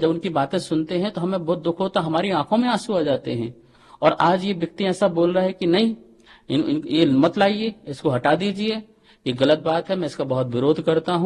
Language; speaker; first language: Hindi; native; Hindi